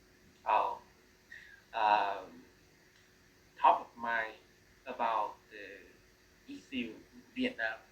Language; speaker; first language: English; non-native, learner; Vietnamese